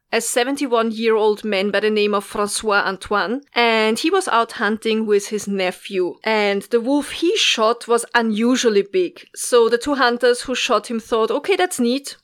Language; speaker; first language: English; non-native, fluent; German